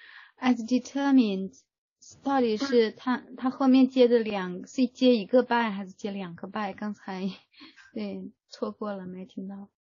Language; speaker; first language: Chinese; native; Chinese